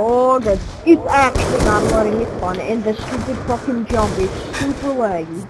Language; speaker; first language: English; native; English